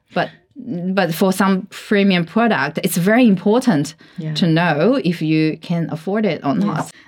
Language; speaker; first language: English; non-native, fluent; Chinese